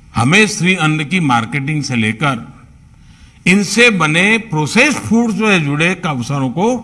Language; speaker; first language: Hindi; non-native, local second language; Gujarati